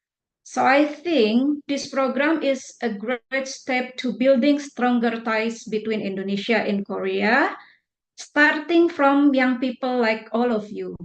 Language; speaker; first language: English; non-native, fluent; Indonesian